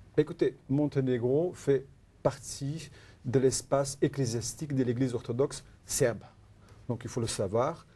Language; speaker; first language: French; non-native, fluent; Macedonian